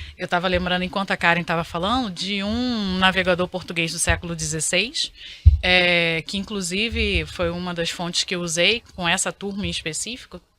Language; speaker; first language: Portuguese; native; Portuguese